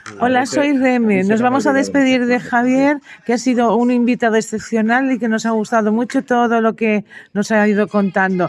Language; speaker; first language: Spanish; native; Spanish